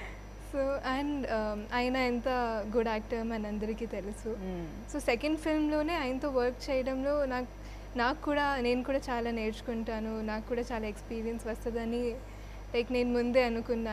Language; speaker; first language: Telugu; non-native, fluent; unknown